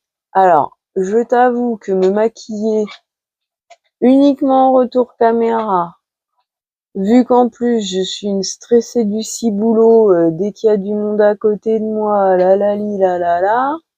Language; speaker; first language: French; native; French